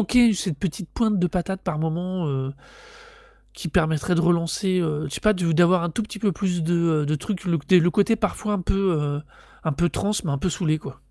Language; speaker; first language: French; native; French